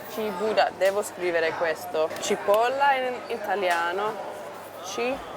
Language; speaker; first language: Italian; non-native, learner; English